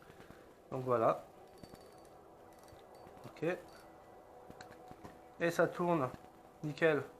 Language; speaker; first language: French; native; French